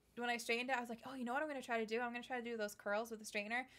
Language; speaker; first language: English; native; English